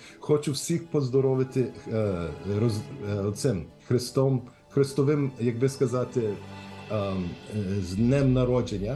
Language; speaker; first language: Ukrainian; early bilingual, heritage; Ukrainian